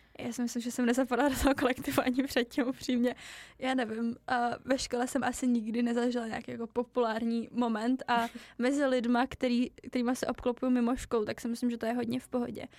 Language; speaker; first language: Czech; native; Czech